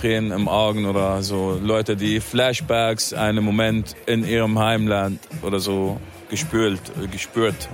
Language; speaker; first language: German; non-native, fluent; Arabic